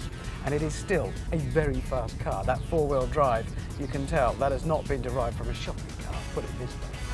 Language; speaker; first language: English; native; English